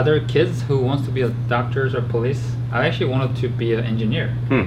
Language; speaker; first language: English; non-native, fluent; Korean